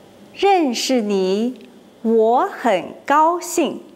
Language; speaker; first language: Chinese; non-native, learner; English